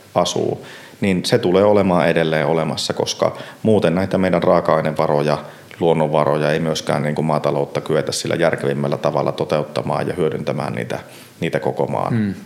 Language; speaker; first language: Finnish; native; Finnish